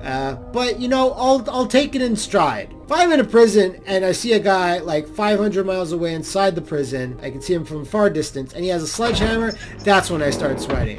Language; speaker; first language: English; native; English